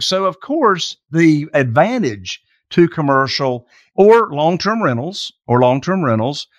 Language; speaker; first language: English; native; English